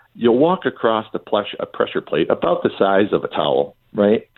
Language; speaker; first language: English; native; English